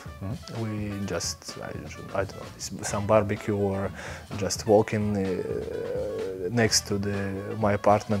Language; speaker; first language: English; non-native, learner; Belarusian